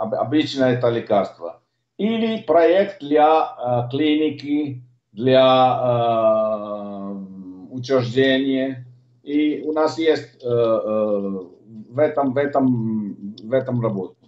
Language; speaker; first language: Russian; non-native, learner; Italian